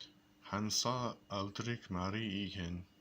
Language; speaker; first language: Danish; non-native, learner; English